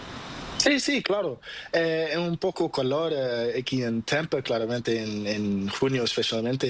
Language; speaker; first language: Spanish; non-native, learner; Portuguese